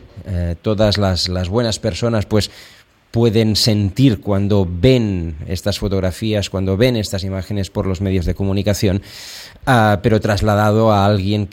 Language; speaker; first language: Spanish; non-native, local second language; Catalan